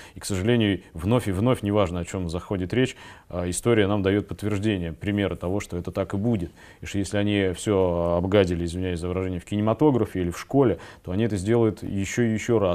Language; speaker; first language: Russian; native; Russian